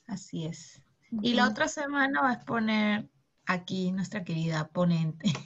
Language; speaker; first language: Spanish; native; Spanish